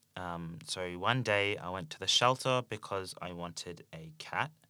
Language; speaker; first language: English; native; English